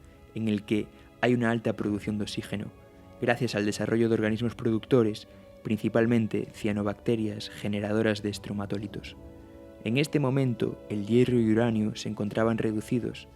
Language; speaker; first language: Spanish; native; Spanish